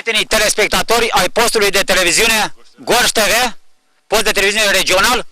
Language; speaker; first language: Romanian; native; Romanian